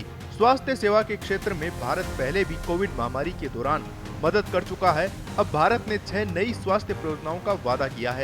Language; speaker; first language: Hindi; native; Hindi